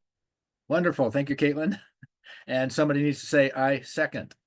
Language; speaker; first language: English; native; English